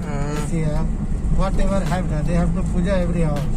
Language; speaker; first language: English; non-native, learner; Hindi